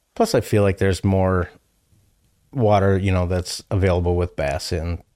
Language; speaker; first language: English; native; English